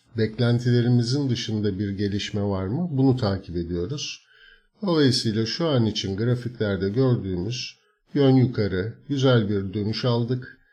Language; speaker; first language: Turkish; native; Turkish